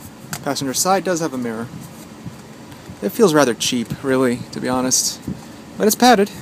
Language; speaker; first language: English; native; English